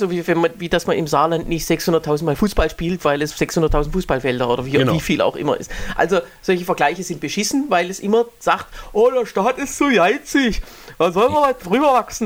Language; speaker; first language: German; native; German